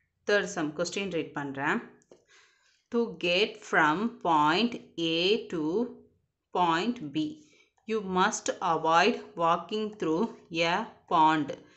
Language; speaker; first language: English; non-native, local second language; Tamil